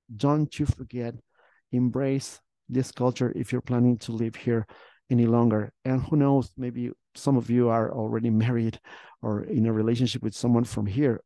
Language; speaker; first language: English; non-native, fluent; Spanish